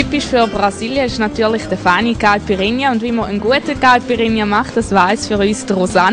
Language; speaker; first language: German; native; German